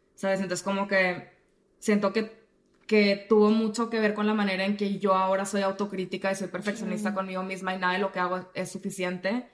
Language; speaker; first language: Spanish; native; Spanish